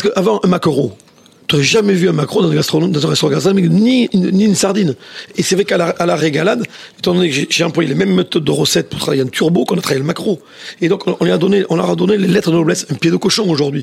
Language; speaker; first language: French; native; French